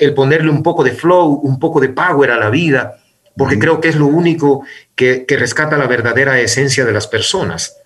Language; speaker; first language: Spanish; native; Spanish